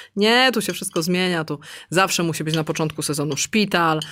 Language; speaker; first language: Polish; native; Polish